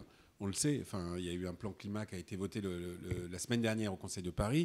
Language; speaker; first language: French; native; French